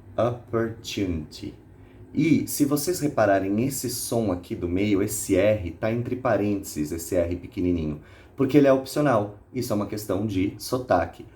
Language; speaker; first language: Portuguese; native; Portuguese